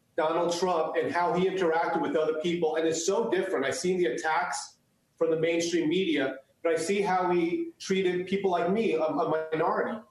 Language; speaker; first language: English; early bilingual, other home language; Chinese